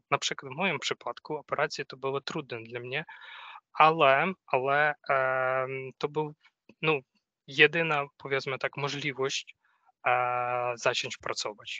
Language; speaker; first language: Polish; non-native, fluent; Ukrainian